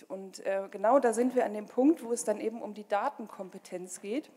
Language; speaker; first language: German; native; German